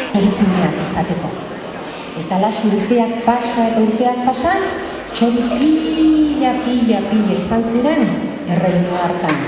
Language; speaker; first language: Basque; native; Basque